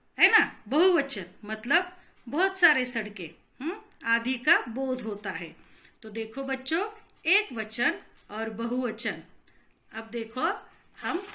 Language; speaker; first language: Hindi; non-native, local second language; Marathi